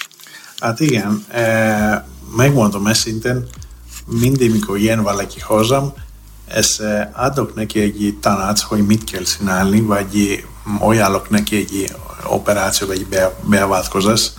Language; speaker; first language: Hungarian; non-native, learner; Greek